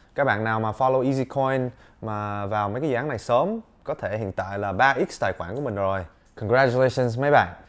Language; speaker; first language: Vietnamese; early bilingual, heritage; Vietnamese